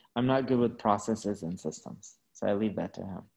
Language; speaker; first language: English; native; English